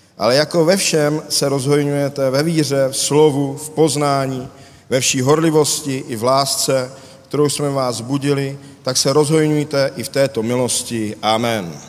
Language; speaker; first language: Czech; native; Czech